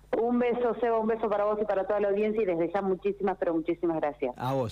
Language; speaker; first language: Spanish; native; Spanish